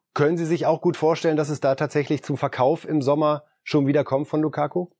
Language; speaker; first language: German; native; German